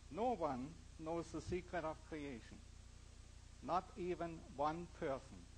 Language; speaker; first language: English; non-native, fluent; German